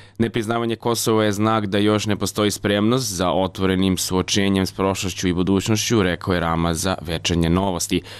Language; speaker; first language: Serbian; native; Serbian